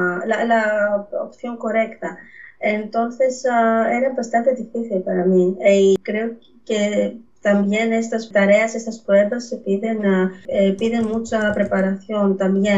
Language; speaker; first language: Spanish; non-native, fluent; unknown